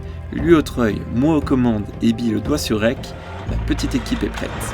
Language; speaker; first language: French; native; French